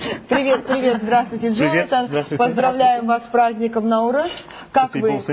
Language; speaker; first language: Russian; native; Russian